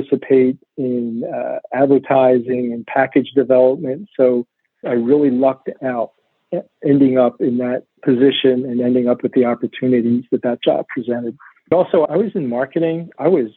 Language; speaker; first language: English; native; English